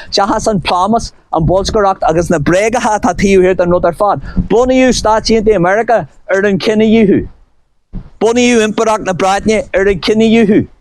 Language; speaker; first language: Irish; non-native, local second language; English